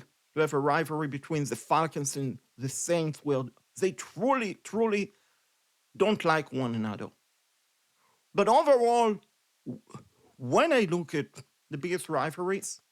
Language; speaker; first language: English; non-native, fluent; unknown